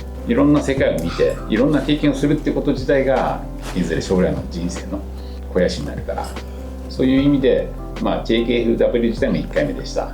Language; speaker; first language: Japanese; native; Japanese